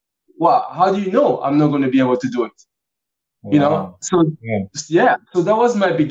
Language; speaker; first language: English; early bilingual, other home language; French